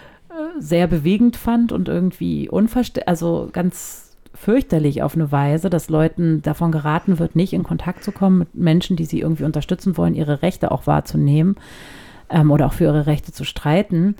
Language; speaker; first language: German; native; German